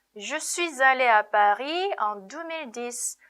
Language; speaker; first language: French; non-native, fluent; Korean